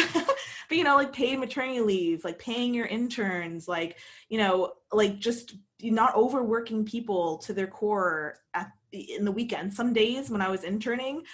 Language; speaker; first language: English; native; English